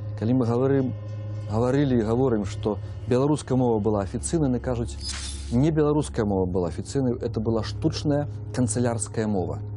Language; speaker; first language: Belarusian; non-native, local second language; Russian